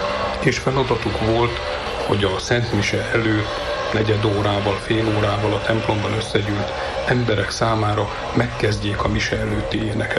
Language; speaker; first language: Hungarian; native; Hungarian